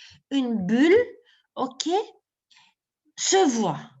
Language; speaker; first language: French; non-native, local second language; Arabic